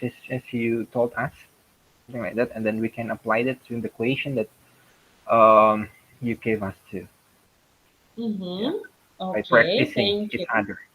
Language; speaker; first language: English; non-native, learner; Indonesian